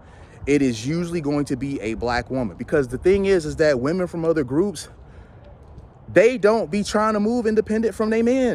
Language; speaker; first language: English; native; English